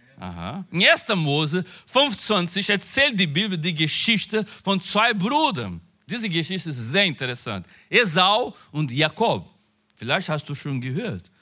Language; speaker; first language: German; non-native, learner; Portuguese